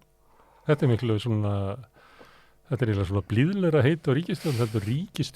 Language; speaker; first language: Icelandic; native; Icelandic